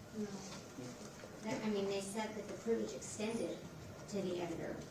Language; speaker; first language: English; native; English